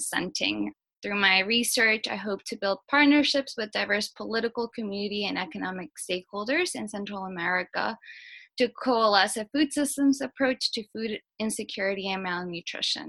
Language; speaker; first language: English; native; English